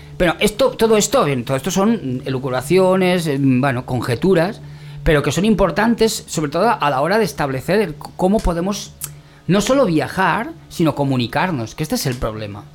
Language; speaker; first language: Spanish; native; Spanish